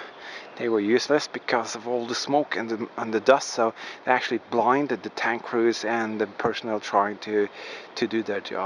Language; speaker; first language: English; non-native, fluent; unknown